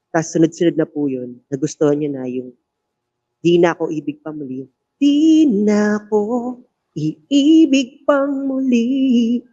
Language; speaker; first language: Filipino; native; Filipino